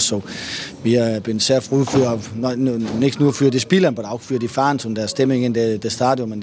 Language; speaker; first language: German; non-native, fluent; Danish